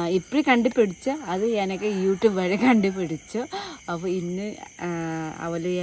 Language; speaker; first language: Malayalam; non-native, learner; Nepali